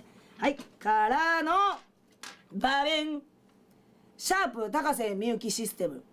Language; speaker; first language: Japanese; native; Japanese